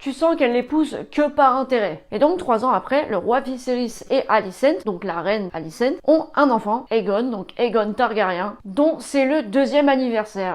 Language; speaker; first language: French; native; French